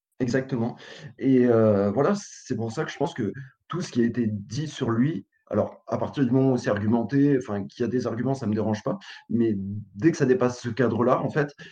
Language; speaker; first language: French; native; French